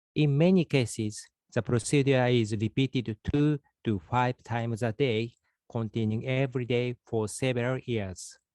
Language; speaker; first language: English; non-native, fluent; Japanese